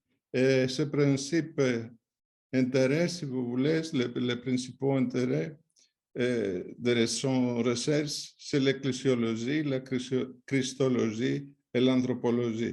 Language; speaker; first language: French; non-native, fluent; Greek